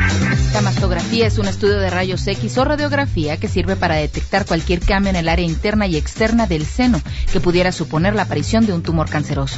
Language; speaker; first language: Spanish; native; Spanish